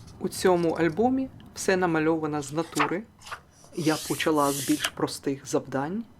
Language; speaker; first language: Ukrainian; non-native, local second language; Russian